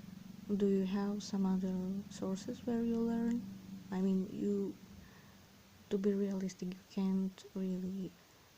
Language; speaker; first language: English; non-native, fluent; Serbian